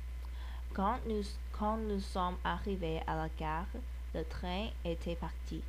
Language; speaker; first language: French; non-native, learner; English